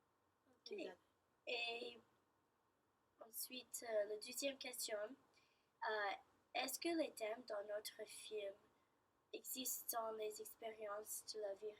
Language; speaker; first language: French; non-native, learner; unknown